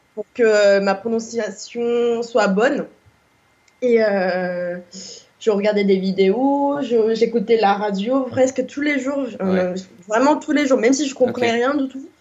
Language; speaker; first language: French; non-native, fluent; Korean